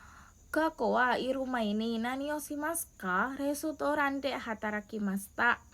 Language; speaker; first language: Japanese; non-native, learner; Indonesian